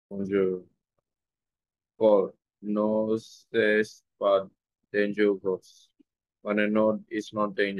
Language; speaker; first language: English; non-native, learner; Bangla